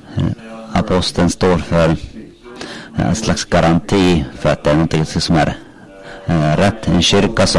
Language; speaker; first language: Swedish; non-native, local second language; Finnish